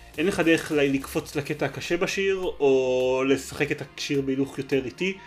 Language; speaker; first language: Hebrew; native; Hebrew